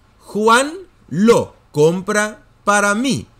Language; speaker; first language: Spanish; non-native, fluent; Dutch